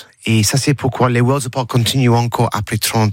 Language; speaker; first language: French; non-native, learner; English